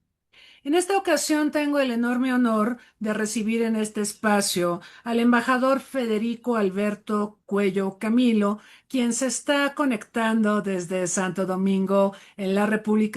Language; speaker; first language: Spanish; native; Spanish